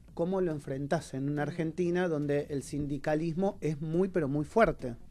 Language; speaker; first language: Spanish; native; Spanish